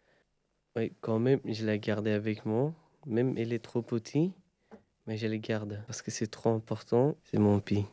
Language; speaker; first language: French; non-native, learner; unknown